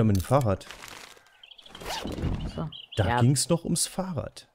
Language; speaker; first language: German; native; German